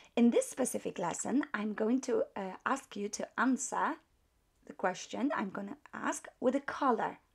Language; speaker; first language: English; non-native, fluent; Polish